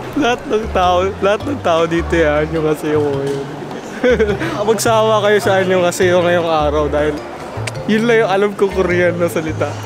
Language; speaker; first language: Filipino; native; Filipino